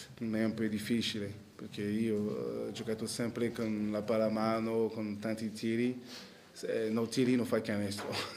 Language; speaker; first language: Italian; non-native, learner; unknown